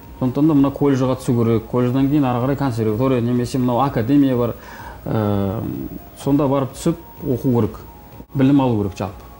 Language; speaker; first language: Kazakh; native; Kazakh